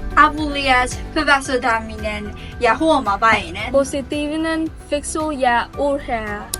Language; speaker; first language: Finnish; non-native, learner; Vietnamese